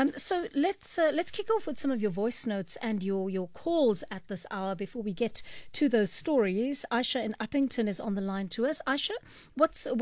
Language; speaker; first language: English; native; English